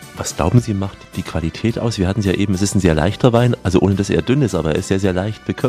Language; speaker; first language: German; native; German